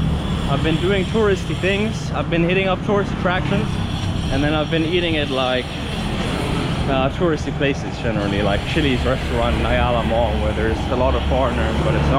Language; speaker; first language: English; non-native, fluent; Finnish